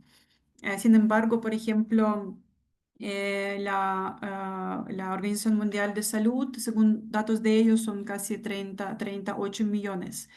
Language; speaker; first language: Spanish; non-native, fluent; Ukrainian